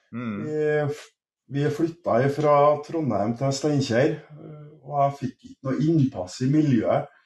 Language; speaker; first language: Norwegian; native; Norwegian